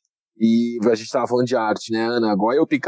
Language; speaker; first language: Portuguese; native; Portuguese